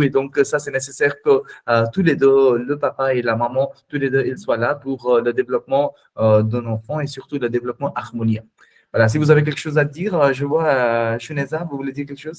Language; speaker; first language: French; non-native, fluent; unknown